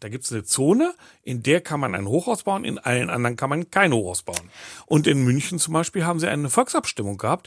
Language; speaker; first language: German; native; German